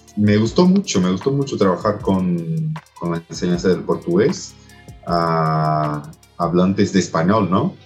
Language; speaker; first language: Spanish; non-native, fluent; Portuguese